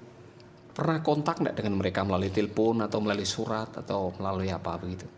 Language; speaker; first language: Indonesian; native; Indonesian